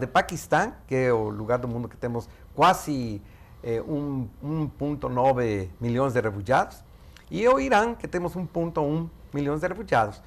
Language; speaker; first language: Portuguese; non-native, fluent; Spanish